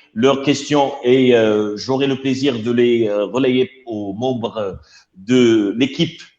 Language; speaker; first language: French; non-native, local second language; Arabic